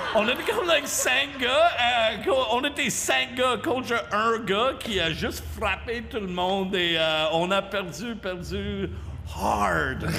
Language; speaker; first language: French; non-native, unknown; English